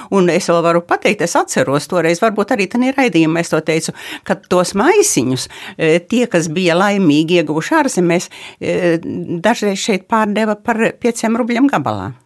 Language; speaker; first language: Latvian; native; Latvian